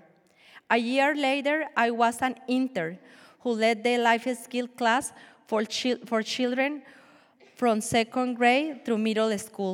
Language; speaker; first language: English; non-native, fluent; Spanish